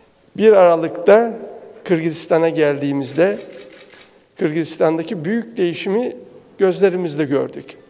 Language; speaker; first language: Turkish; native; Turkish